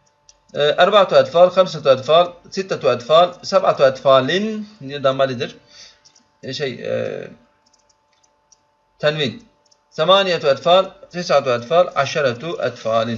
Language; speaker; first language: Arabic; non-native, fluent; Turkish